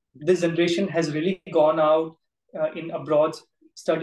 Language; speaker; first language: English; non-native, local second language; Gujarati